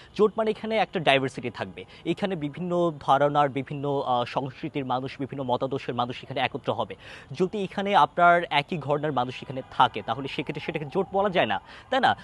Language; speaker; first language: Bangla; non-native, local second language; Chakma